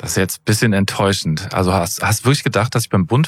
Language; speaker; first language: German; native; German